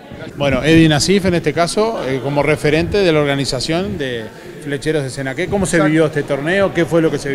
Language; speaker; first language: Spanish; native; Spanish